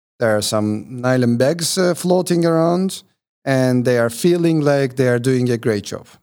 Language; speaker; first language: English; non-native, fluent; Turkish